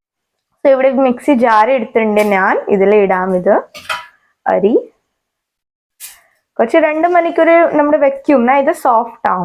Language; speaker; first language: Malayalam; non-native, learner; Hindi